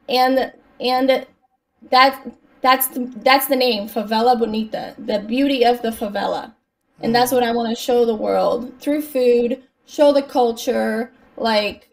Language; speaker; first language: English; native; English